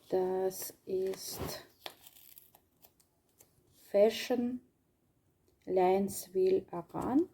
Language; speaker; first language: German; non-native, learner; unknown